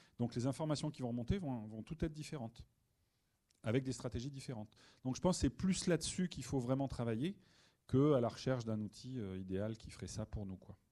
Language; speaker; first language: French; native; French